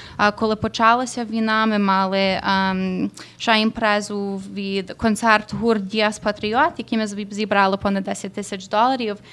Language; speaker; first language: Ukrainian; early bilingual, heritage; Ukrainian